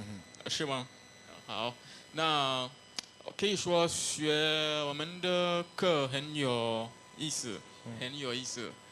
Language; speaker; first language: Chinese; non-native, learner; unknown